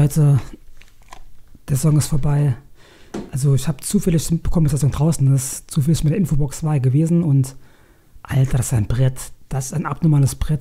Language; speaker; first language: German; native; German